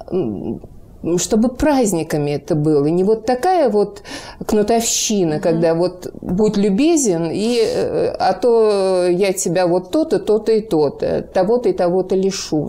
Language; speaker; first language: Russian; native; Russian